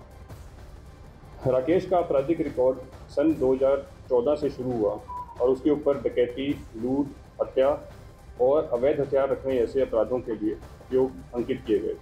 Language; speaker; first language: Hindi; native; Hindi